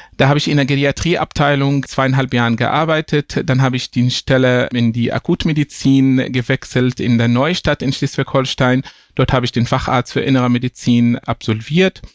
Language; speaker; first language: German; non-native, fluent; Arabic